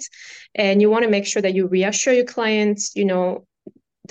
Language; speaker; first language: English; non-native, fluent; French